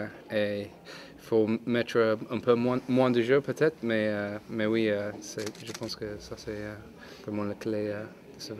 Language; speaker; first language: French; non-native, fluent; English